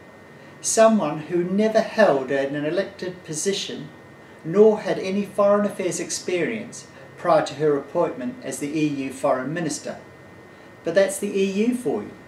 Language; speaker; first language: English; native; English